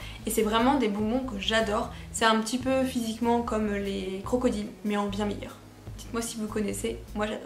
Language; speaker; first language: French; native; French